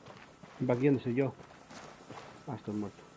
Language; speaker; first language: Spanish; native; Spanish